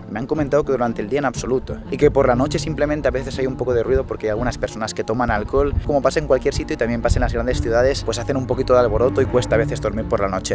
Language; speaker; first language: Spanish; native; Spanish